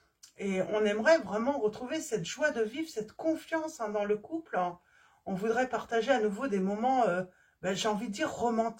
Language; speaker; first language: French; native; French